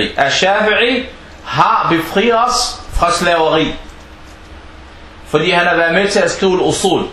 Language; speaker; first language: Danish; early bilingual, other home language; Arabic